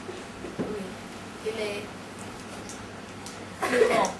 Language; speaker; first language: French; non-native, learner; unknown